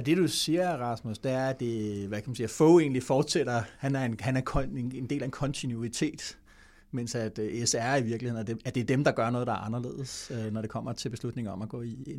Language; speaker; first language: Danish; native; Danish